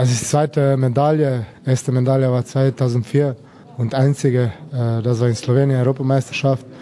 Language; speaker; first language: German; non-native, learner; Slovenian